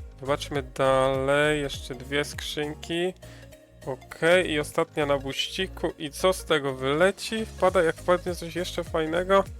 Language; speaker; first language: Polish; native; Polish